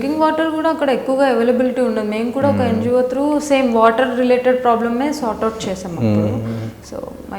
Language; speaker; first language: Telugu; native; Telugu